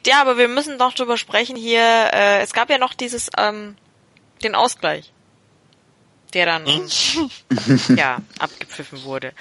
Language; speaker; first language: German; native; German